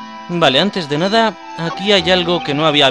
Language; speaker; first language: Spanish; native; Spanish